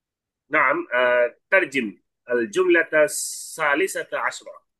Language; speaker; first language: Arabic; non-native, fluent; Bangla